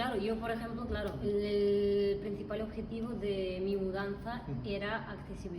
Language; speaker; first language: Spanish; non-native, fluent; Russian